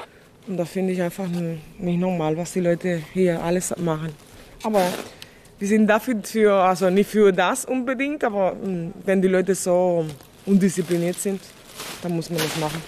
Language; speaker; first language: German; non-native, fluent; Spanish